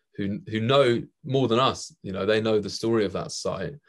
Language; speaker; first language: English; native; English